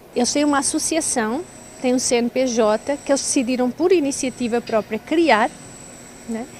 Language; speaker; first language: Portuguese; native; Portuguese